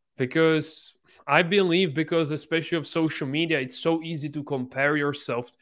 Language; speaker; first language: English; non-native, fluent; Czech